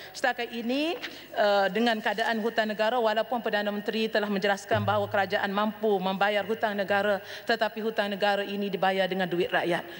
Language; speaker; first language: Malay; native; Malay